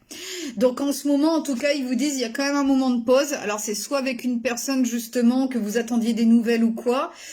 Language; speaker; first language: French; native; French